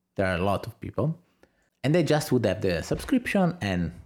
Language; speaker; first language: English; non-native, fluent; Italian